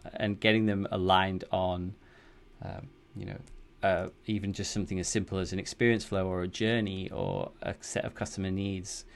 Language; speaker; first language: English; native; English